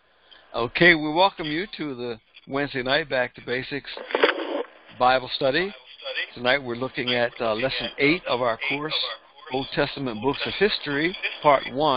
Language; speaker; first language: English; native; English